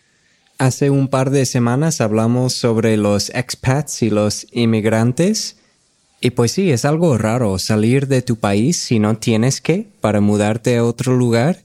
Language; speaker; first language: Spanish; non-native, fluent; English